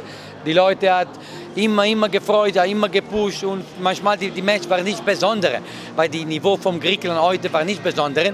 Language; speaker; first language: German; non-native, learner; Italian